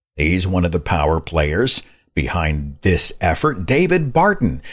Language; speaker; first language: English; native; English